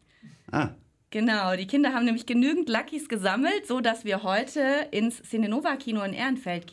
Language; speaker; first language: German; native; German